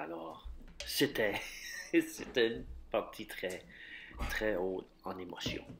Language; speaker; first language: French; native; French